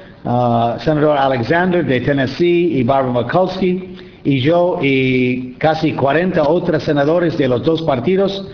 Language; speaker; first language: Spanish; non-native, fluent; English